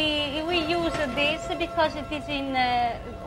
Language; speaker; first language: English; non-native, learner; Italian